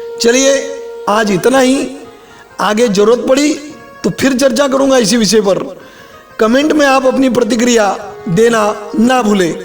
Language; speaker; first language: Hindi; non-native, local second language; Gujarati